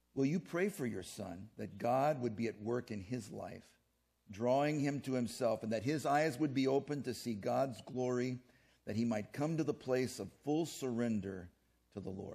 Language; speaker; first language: English; native; English